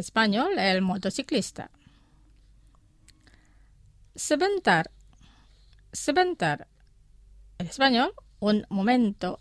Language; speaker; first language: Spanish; non-native, fluent; Indonesian